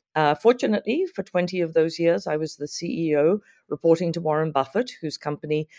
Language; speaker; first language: English; native; English